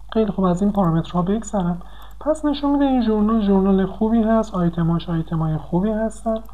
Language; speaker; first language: Persian; native; Persian